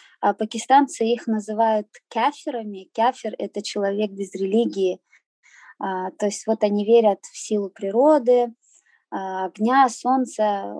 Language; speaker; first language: Russian; native; Russian